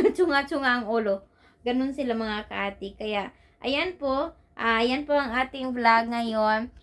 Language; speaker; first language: Filipino; non-native, local second language; Cebuano